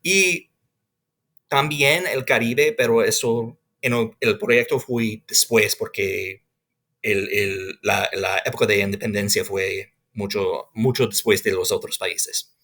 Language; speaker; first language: Spanish; non-native, fluent; English